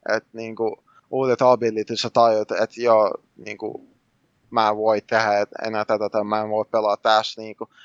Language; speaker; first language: Finnish; early bilingual, other home language; Russian